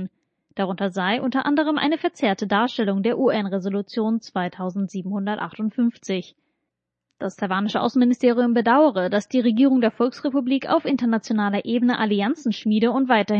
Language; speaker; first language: German; native; German